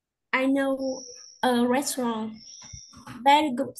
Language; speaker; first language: English; non-native, learner; Vietnamese